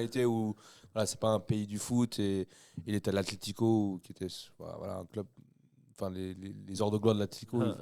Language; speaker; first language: French; native; French